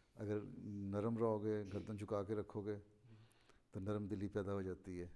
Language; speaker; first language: Urdu; native; Urdu